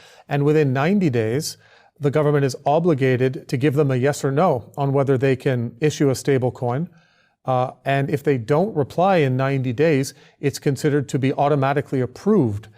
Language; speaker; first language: English; native; English